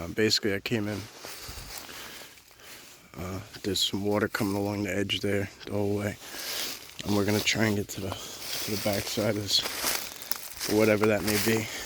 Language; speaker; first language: English; native; English